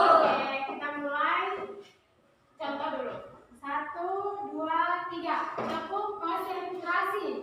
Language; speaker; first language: Indonesian; native; Indonesian